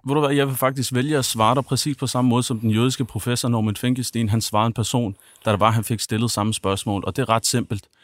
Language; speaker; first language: Danish; early bilingual, other home language; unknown